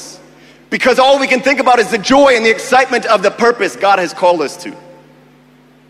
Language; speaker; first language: English; native; English